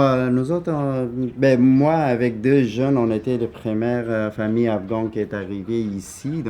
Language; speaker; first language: French; non-native, fluent; Persian